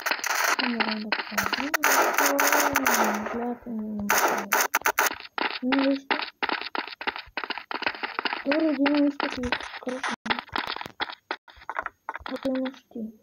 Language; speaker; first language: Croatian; non-native, learner; Macedonian